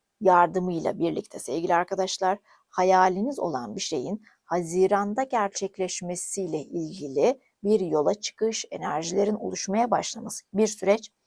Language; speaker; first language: Turkish; native; Turkish